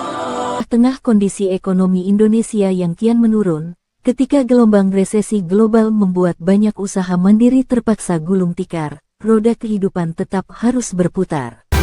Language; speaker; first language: Indonesian; native; Indonesian